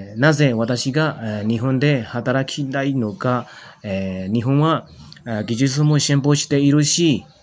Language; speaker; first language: Japanese; non-native, learner; Burmese